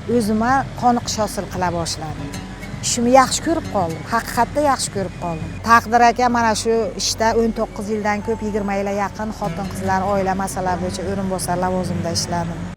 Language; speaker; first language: Uzbek; native; Uzbek